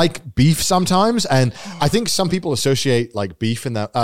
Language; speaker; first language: English; native; English